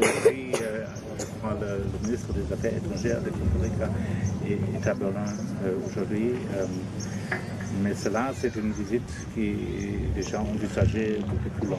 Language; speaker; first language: French; non-native, learner; German